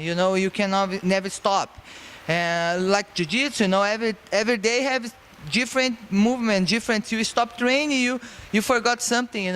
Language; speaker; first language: English; non-native, learner; Portuguese